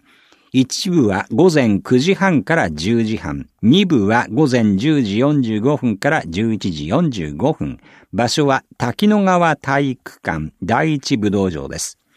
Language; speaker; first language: Japanese; native; Japanese